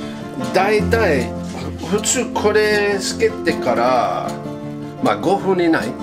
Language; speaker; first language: Japanese; non-native, learner; English